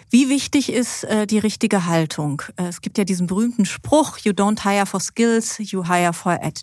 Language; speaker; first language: German; native; German